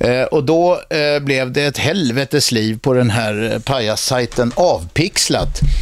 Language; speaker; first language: Swedish; native; Swedish